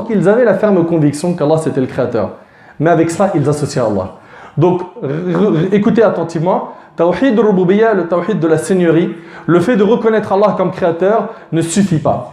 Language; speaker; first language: French; native; French